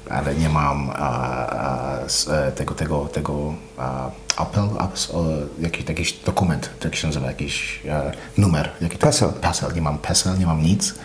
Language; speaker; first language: Polish; early bilingual, heritage; Polish